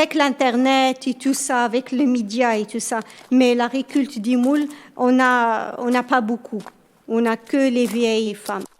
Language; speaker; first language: French; non-native, local second language; Berber languages